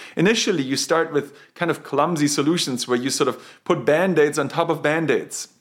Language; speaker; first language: English; non-native, fluent; German